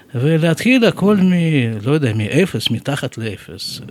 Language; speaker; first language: Hebrew; non-native, fluent; Uzbek